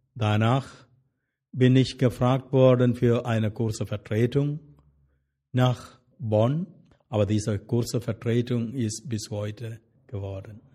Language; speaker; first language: German; non-native, fluent; Malayalam